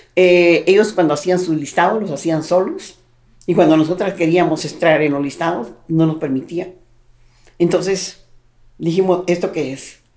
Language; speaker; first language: Spanish; native; Spanish